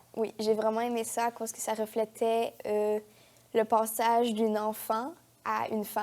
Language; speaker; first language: French; native; French